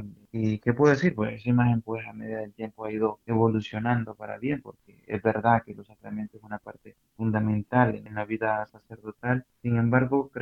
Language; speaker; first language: Spanish; native; Spanish